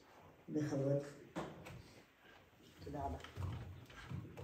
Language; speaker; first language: Hebrew; non-native, learner; French